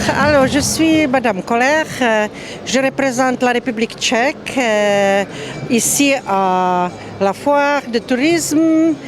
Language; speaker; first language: French; non-native, fluent; Czech